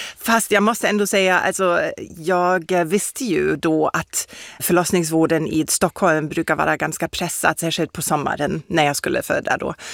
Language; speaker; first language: Swedish; non-native, fluent; German